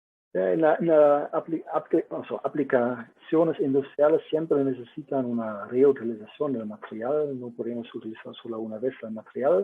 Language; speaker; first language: Spanish; non-native, learner; German